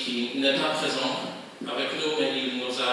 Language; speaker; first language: French; non-native, fluent; Polish